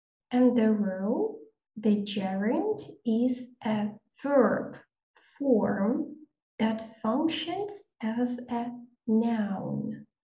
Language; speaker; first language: English; non-native, fluent; Russian